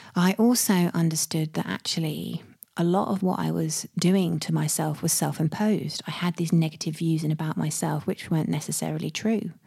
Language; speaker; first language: English; native; English